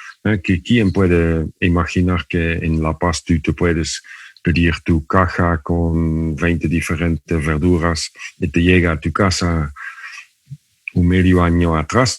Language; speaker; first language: Spanish; non-native, fluent; Dutch